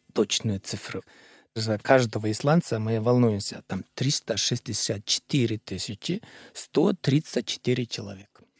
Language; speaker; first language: Russian; non-native, fluent; Icelandic